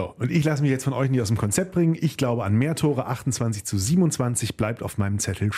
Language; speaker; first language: German; native; German